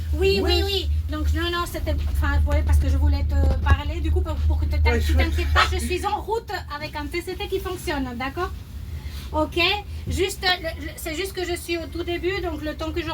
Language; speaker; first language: French; native; French